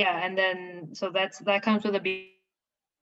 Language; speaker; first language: English; non-native, local second language; Filipino